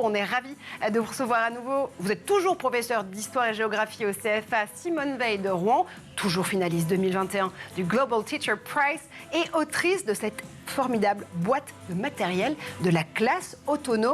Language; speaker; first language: French; native; French